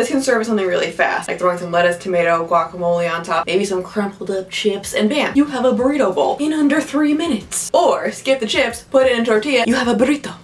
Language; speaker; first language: English; native; English